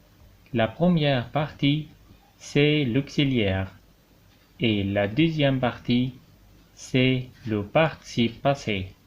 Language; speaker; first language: French; non-native, local second language; Arabic